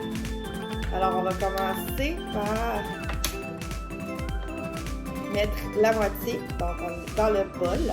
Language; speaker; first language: French; native; French